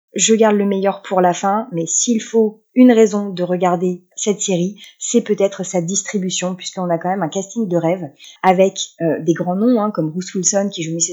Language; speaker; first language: French; native; French